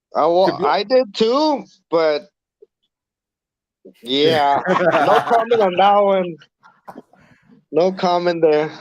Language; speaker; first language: English; early bilingual, other home language; Spanish